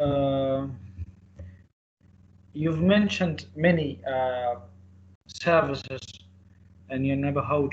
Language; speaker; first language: English; non-native, fluent; Arabic